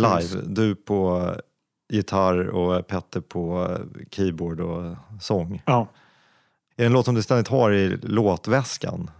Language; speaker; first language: Swedish; native; Swedish